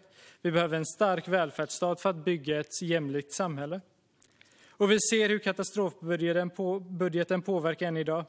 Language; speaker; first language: Swedish; native; Swedish